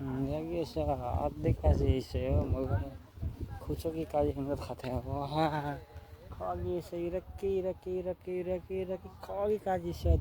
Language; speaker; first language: Korean; non-native, learner; Nepali